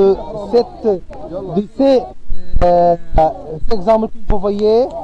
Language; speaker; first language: French; non-native, fluent; Arabic